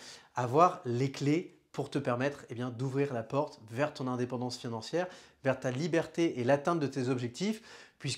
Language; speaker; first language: French; native; French